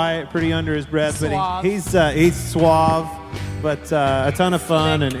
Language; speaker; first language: English; native; English